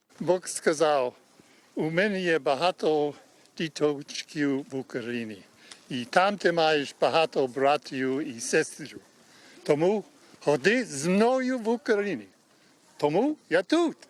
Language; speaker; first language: Ukrainian; non-native, learner; English